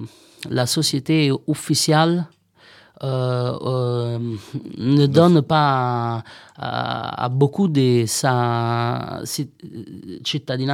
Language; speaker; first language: French; non-native, learner; Italian